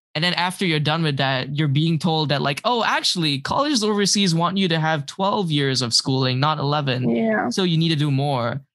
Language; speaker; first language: English; non-native, local second language; Malay